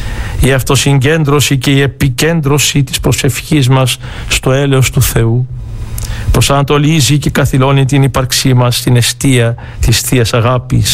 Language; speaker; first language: Greek; native; Greek